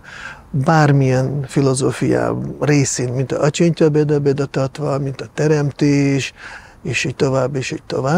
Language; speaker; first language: Hungarian; non-native, fluent; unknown